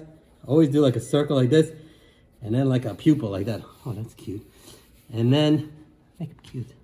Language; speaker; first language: English; native; English